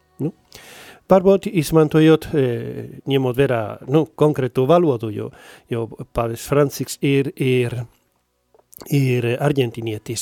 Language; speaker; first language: Latvian; non-native, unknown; Spanish